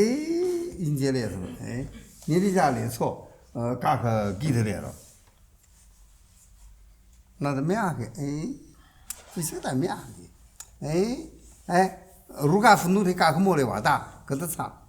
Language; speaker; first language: Russian; non-native, learner; Chinese